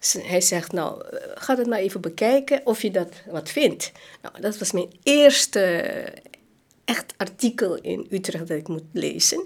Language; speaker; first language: Dutch; non-native, local second language; Hakka Chinese